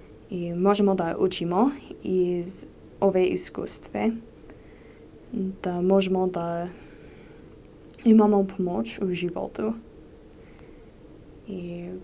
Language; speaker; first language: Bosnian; non-native, learner; English